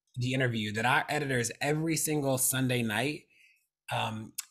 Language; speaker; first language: English; native; English